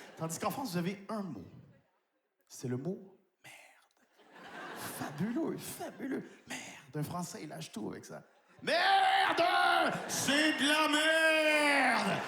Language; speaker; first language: French; native; French